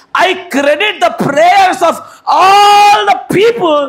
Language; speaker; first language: English; non-native, local second language; Telugu